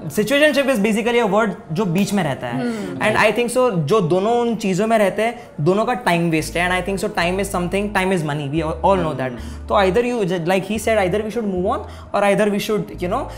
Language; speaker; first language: Hindi; native; Hindi